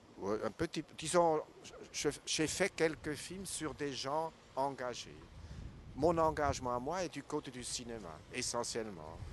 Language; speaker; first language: French; non-native, local second language; German